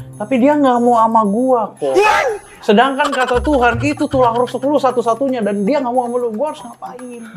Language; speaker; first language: Indonesian; native; Indonesian